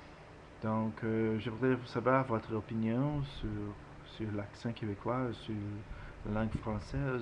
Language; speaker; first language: French; non-native, learner; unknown